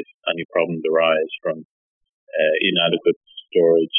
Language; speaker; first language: English; native; English